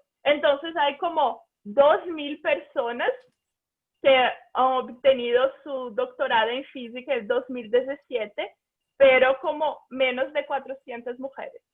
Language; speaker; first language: Spanish; non-native, fluent; Portuguese